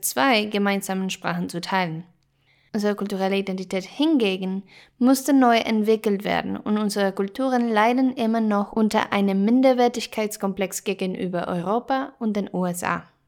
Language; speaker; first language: German; non-native, fluent; Spanish